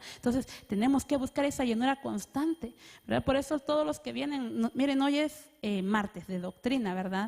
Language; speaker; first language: Spanish; native; Spanish